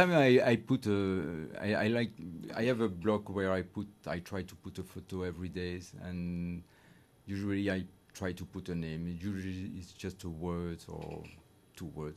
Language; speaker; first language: English; non-native, fluent; French